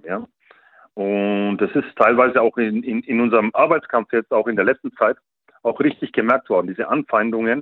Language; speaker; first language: German; native; German